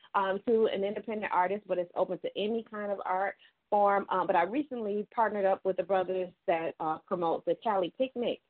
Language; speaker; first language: English; native; English